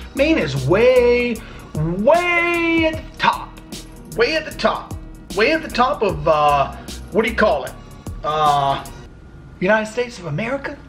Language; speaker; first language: English; native; English